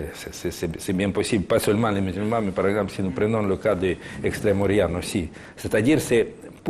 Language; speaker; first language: French; non-native, fluent; Russian